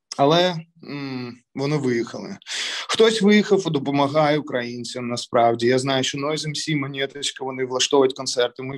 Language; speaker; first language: Ukrainian; non-native, local second language; Russian